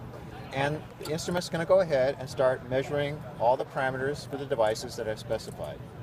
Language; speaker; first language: English; native; English